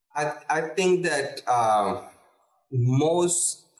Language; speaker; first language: English; non-native, fluent; Spanish